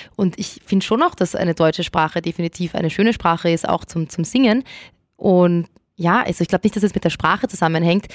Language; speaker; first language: German; native; German